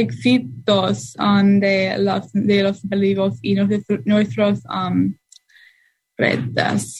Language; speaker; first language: Spanish; non-native, learner; English